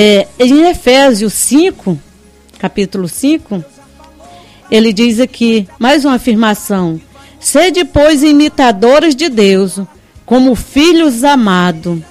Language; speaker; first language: Portuguese; native; Portuguese